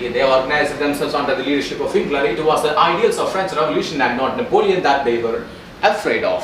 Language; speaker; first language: English; non-native, local second language; Malayalam